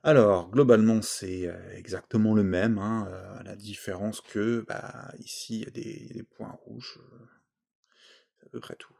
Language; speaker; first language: French; native; French